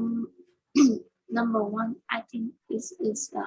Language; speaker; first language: English; non-native, learner; Vietnamese